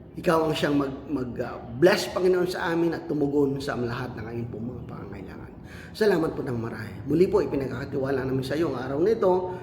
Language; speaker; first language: Filipino; non-native, local second language; Cebuano